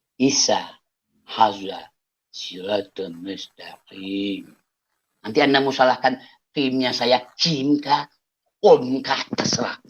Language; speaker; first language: Indonesian; non-native, local second language; Achinese